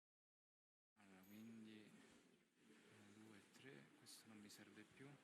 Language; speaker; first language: Italian; native; Italian